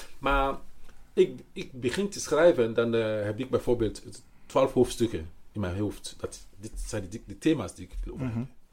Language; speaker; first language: Dutch; non-native, fluent; Mandingo